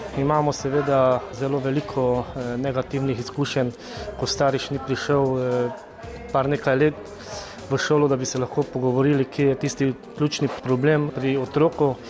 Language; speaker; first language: Slovenian; non-native, local second language; Romany